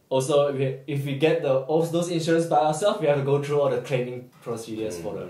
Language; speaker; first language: English; non-native, local second language; Chinese